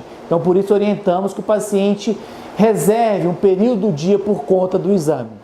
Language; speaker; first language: Portuguese; native; Portuguese